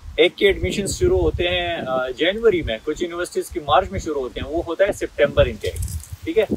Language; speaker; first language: Hindi; non-native, local second language; Pashto